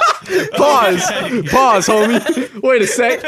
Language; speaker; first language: English; native; English